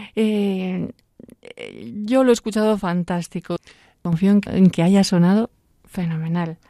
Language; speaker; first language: Spanish; native; Spanish